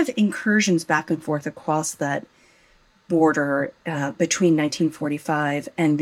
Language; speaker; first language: English; native; English